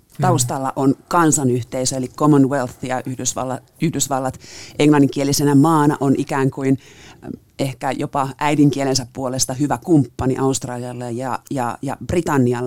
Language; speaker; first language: Finnish; native; Finnish